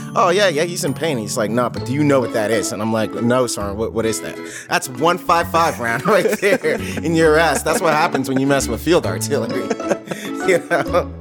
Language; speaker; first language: English; native; English